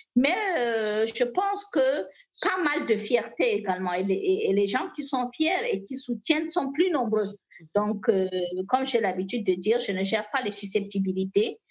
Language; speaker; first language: French; non-native, local second language; Fula